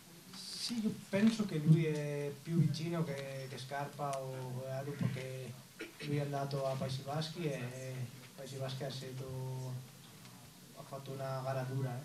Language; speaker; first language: Italian; non-native, learner; Spanish